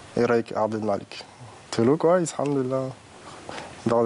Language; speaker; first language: Arabic; non-native, learner; French